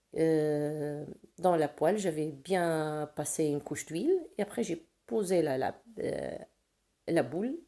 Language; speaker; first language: French; non-native, local second language; Arabic